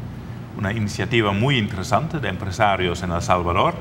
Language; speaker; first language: Spanish; non-native, fluent; Dutch